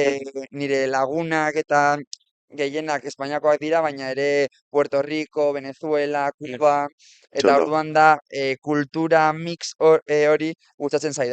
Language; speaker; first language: Basque; non-native, local second language; Spanish